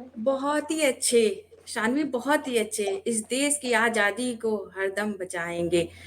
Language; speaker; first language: Hindi; native; Hindi